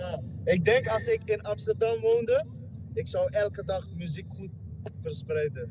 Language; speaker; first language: Dutch; non-native, learner; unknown